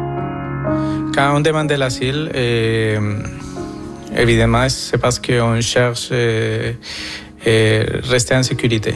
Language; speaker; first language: French; non-native, fluent; Spanish